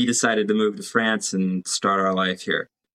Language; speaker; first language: English; native; English